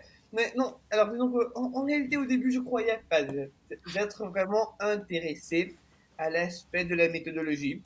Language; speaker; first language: French; non-native, fluent; Italian